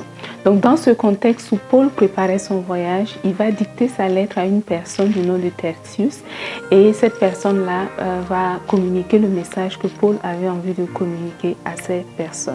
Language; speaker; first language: French; native; French